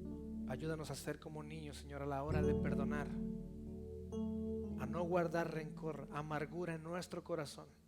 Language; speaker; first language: Spanish; native; Spanish